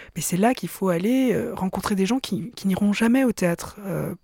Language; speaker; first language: French; native; French